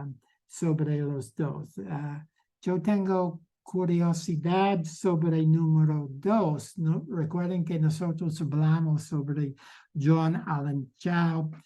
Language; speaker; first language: Spanish; non-native, learner; English